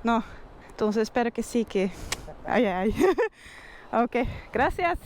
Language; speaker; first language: Spanish; non-native, learner; Dutch